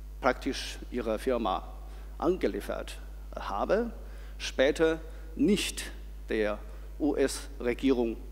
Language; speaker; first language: German; non-native, fluent; Chinese